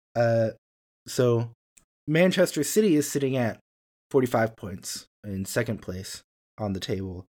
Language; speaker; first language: English; native; English